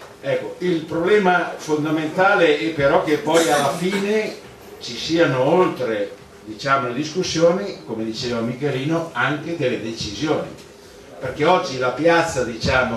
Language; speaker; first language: Italian; native; Italian